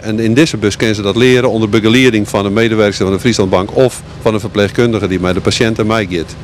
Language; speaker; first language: Dutch; native; Dutch